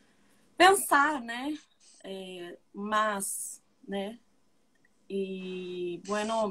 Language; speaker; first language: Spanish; non-native, learner; Portuguese